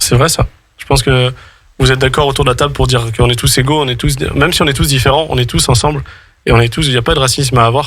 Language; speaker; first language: French; native; French